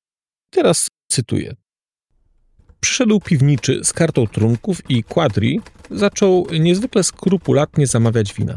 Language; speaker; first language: Polish; native; Polish